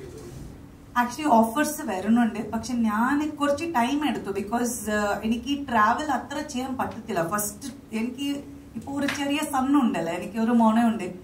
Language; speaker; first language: Malayalam; non-native, fluent; Kannada